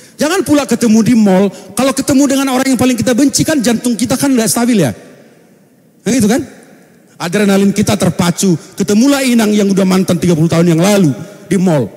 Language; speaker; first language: Indonesian; non-native, local second language; Batak Toba